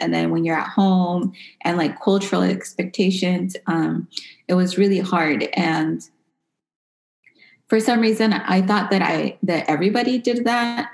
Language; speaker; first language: English; early bilingual, other home language; Spanish